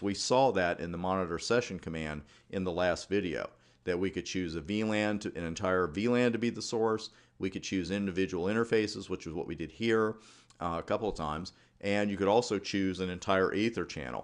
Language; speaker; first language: English; native; English